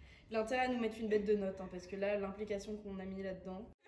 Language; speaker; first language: French; native; French